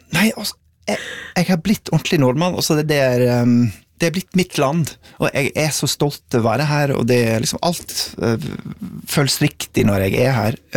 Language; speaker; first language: Norwegian; non-native, fluent; English